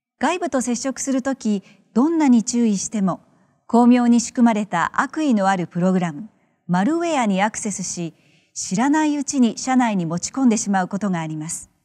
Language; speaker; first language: Japanese; native; Japanese